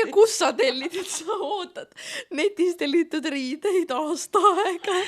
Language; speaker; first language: Estonian; native; Estonian